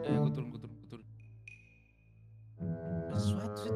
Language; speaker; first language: Indonesian; native; Indonesian